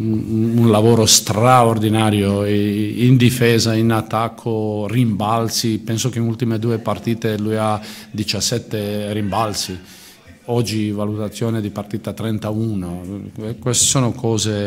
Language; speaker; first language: Italian; non-native, fluent; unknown